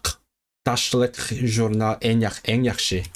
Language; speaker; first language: Uzbek; non-native, learner; Cantonese